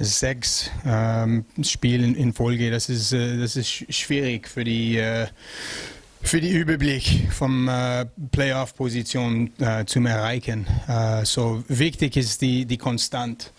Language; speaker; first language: German; non-native, learner; French